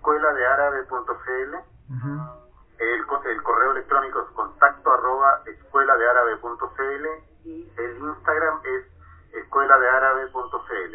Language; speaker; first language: Spanish; native; Spanish